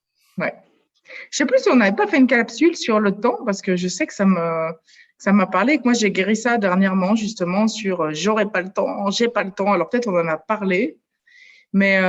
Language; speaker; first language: French; native; French